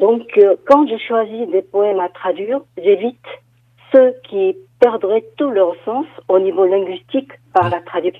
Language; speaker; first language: French; non-native, fluent; Korean